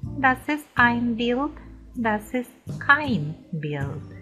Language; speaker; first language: German; non-native, fluent; Ukrainian